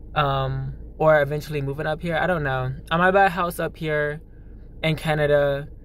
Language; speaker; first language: English; native; English